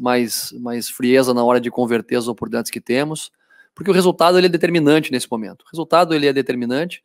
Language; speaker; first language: Portuguese; native; Portuguese